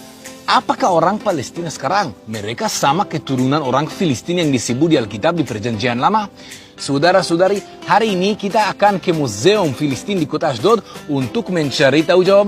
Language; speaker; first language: Indonesian; non-native, fluent; Hebrew